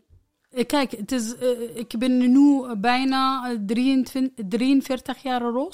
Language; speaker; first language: Dutch; non-native, learner; Arabic